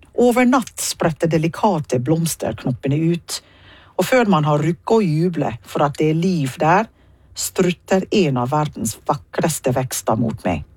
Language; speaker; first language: Norwegian; non-native, fluent; English